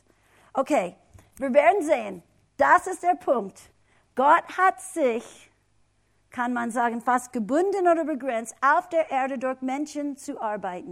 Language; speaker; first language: German; non-native, fluent; English